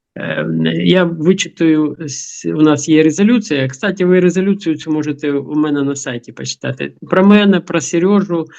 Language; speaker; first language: Ukrainian; non-native, local second language; Russian